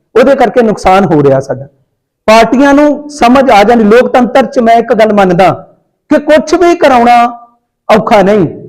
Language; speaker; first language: Punjabi; native; Punjabi